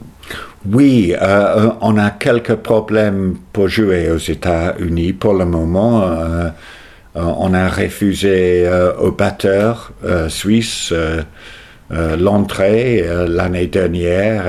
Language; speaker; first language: French; non-native, fluent; English